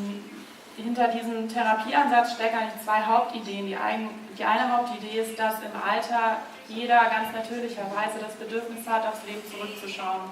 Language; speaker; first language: German; native; German